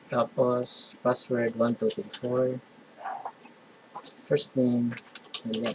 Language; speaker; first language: Filipino; native; Filipino